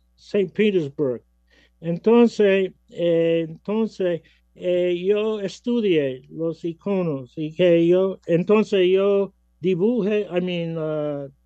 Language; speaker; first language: Spanish; non-native, learner; English